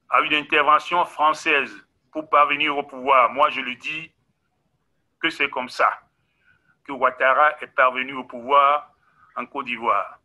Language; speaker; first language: French; non-native, local second language; Ewe